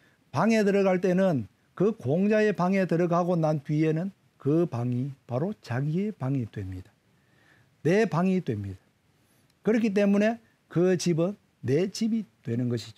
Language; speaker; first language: Korean; native; Korean